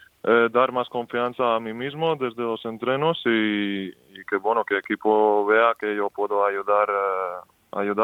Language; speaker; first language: Spanish; non-native, fluent; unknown